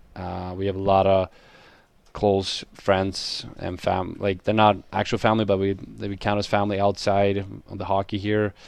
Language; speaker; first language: English; non-native, fluent; Swedish